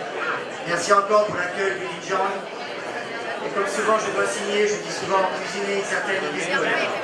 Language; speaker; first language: French; native; French